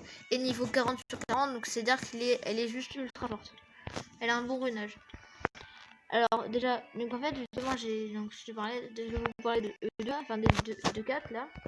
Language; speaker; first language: French; native; French